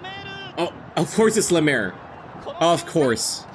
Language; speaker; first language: English; native; English